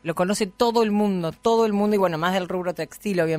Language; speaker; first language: Spanish; native; Spanish